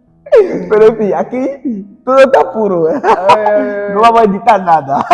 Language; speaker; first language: Spanish; non-native, fluent; Portuguese